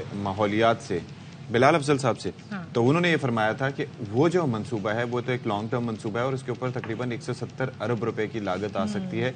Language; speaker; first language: Urdu; native; Urdu